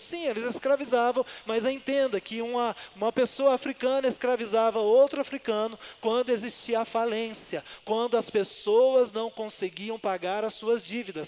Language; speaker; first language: Portuguese; native; Portuguese